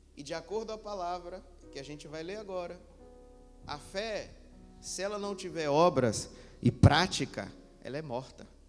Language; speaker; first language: Portuguese; native; Portuguese